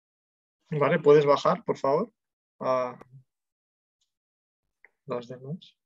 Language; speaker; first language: Spanish; non-native, learner; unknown